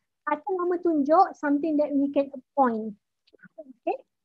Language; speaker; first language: English; non-native, local second language; Malay